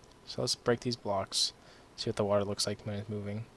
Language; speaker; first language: English; native; English